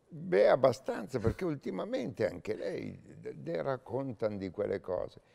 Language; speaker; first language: Italian; native; Italian